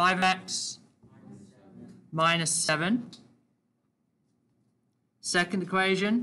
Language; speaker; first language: English; native; English